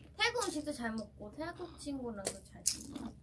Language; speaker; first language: Korean; non-native, fluent; Thai